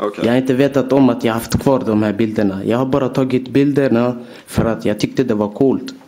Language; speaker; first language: Swedish; early bilingual, other home language; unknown